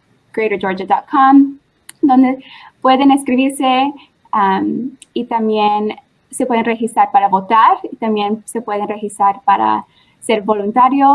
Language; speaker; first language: Spanish; early bilingual, heritage; Spanish